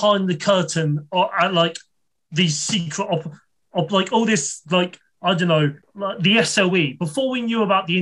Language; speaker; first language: English; native; English